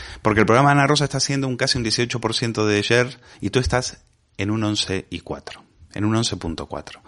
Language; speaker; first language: Spanish; native; Spanish